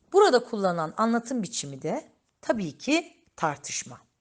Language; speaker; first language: Turkish; native; Turkish